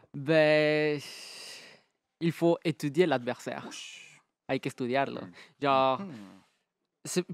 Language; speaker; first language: French; non-native, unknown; Spanish